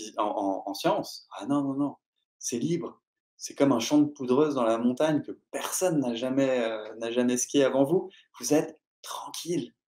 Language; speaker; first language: French; native; French